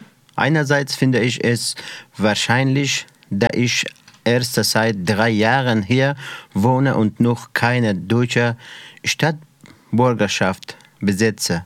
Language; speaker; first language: German; non-native, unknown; Persian